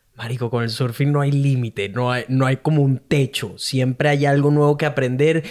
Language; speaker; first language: Spanish; native; Spanish